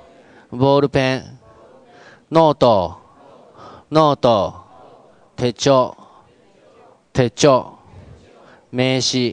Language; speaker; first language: Japanese; non-native, fluent; Chinese